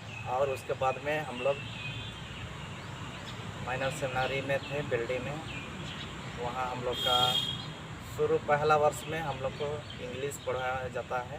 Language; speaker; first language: Hindi; non-native, local second language; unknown